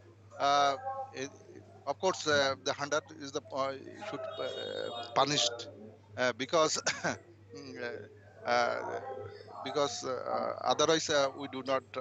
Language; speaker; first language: English; non-native, learner; Bangla